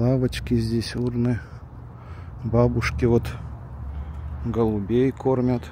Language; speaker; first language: Russian; native; Russian